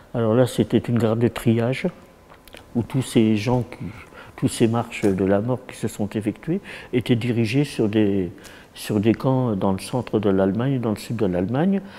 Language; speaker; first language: French; early bilingual, other home language; Yiddish